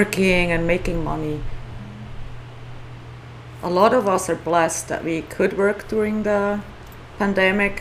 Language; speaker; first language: English; non-native, fluent; Swiss German